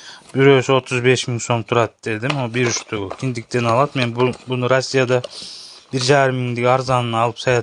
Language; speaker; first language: Kyrgyz; native; Kyrgyz